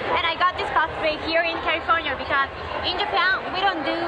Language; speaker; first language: English; non-native, learner; Japanese